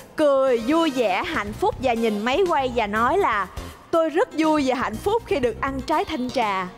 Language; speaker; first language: Vietnamese; native; Vietnamese